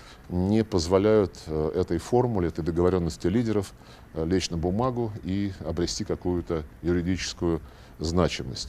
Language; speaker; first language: Russian; native; Russian